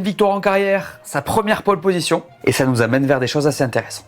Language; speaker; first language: French; native; French